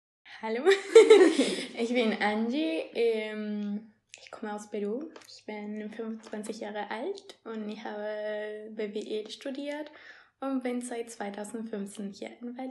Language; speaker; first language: German; non-native, fluent; Spanish